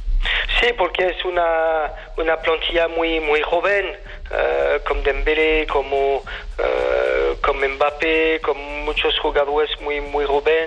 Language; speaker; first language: Spanish; non-native, fluent; French